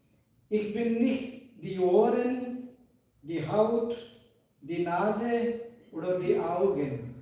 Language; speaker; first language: German; non-native, fluent; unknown